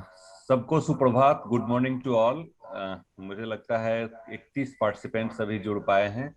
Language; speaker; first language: Hindi; native; Hindi